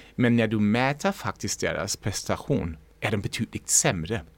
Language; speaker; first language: Swedish; non-native, fluent; German